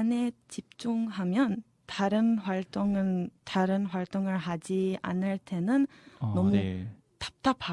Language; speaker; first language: Korean; non-native, fluent; Serbian